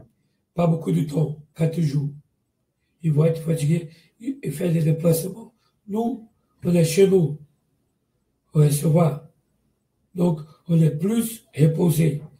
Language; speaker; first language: French; non-native, learner; Portuguese